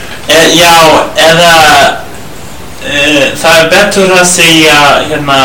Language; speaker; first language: Icelandic; non-native, learner; English